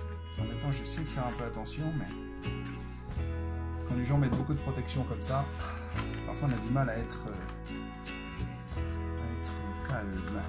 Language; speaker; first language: French; native; French